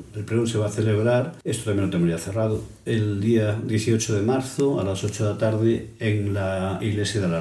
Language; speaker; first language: Spanish; native; Spanish